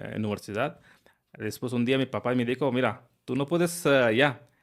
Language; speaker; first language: Spanish; non-native, fluent; Hindi